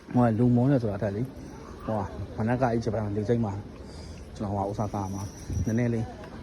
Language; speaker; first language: Burmese; native; Burmese